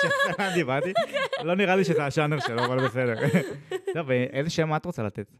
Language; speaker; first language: Hebrew; native; Hebrew